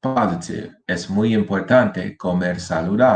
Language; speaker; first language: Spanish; non-native, fluent; English